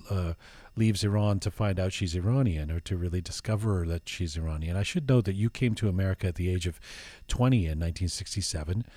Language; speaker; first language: English; early bilingual, other home language; Persian